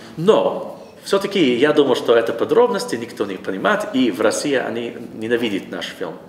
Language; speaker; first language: Russian; non-native, learner; English